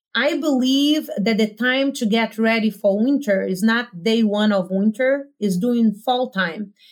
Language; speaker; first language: English; non-native, fluent; Portuguese